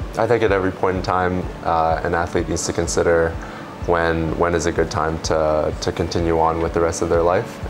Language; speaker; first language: English; early bilingual, other home language; Chinese